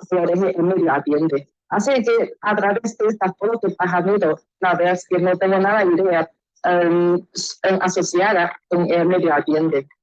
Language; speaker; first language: Spanish; non-native, learner; Chinese